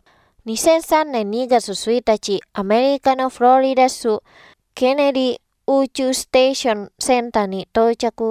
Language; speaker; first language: Japanese; non-native, fluent; Indonesian